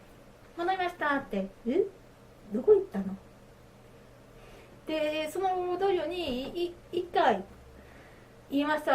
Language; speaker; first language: Japanese; non-native, learner; French